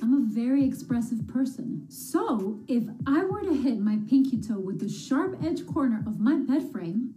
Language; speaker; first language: English; early bilingual, other home language; Spanish